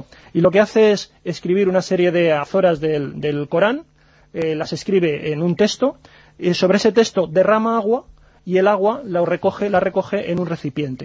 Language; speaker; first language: Spanish; native; Spanish